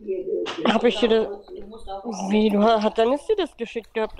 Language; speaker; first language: German; native; German